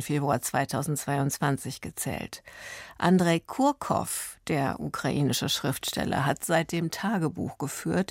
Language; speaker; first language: German; native; German